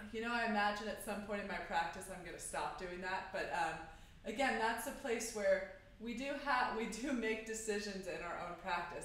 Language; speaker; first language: English; native; English